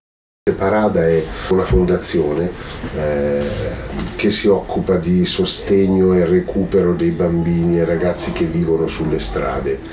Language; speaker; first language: Italian; native; Italian